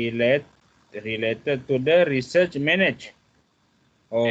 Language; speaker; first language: English; non-native, fluent; Malay